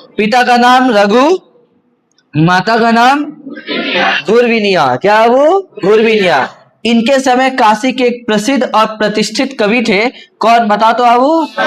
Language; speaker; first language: Hindi; native; Hindi